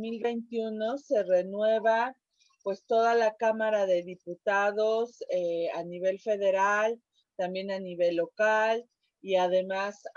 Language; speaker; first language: Spanish; native; Spanish